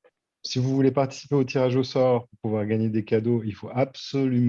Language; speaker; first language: French; native; French